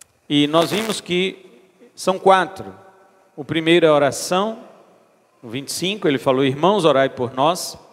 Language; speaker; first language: Portuguese; native; Portuguese